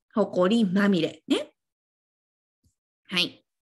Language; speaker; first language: Japanese; native; Japanese